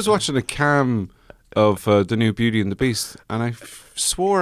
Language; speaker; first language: English; native; English